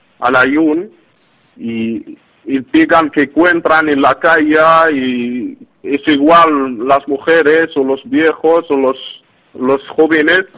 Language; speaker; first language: Spanish; non-native, learner; Arabic